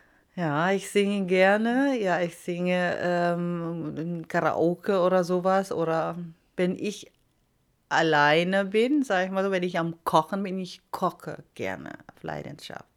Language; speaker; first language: German; non-native, fluent; Iloko